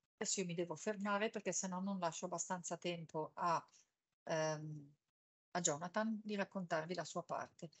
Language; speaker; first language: Italian; native; Italian